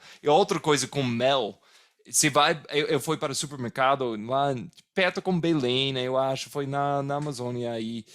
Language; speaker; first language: Portuguese; non-native, fluent; English